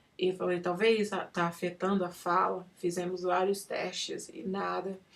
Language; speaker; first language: Portuguese; early bilingual, heritage; Portuguese